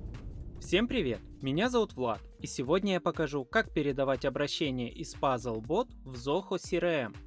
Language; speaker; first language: Russian; native; Russian